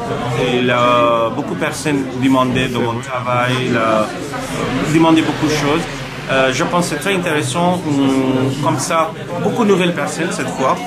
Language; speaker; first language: French; non-native, learner; Bangla